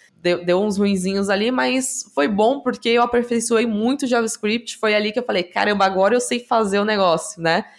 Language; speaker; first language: Portuguese; native; Portuguese